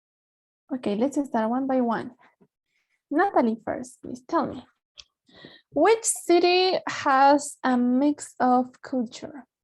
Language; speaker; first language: English; non-native, fluent; Spanish